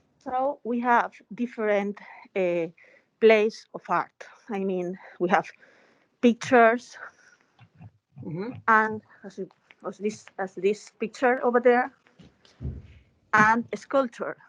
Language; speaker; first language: English; non-native, fluent; Spanish